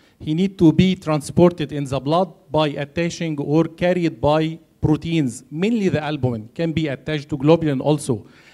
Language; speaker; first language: English; non-native, fluent; Arabic